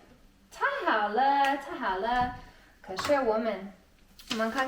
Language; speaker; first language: Chinese; non-native, learner; English